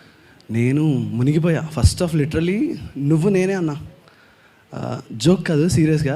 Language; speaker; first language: Telugu; native; Telugu